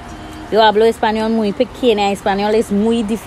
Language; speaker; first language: Spanish; non-native, learner; English